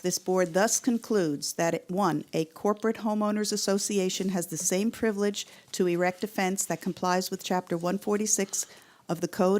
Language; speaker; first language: English; native; English